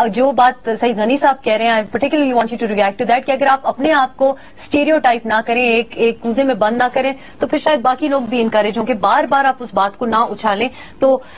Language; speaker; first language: Urdu; non-native, local second language; Pashto